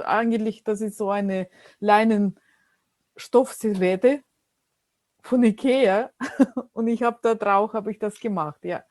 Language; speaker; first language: German; non-native, fluent; Russian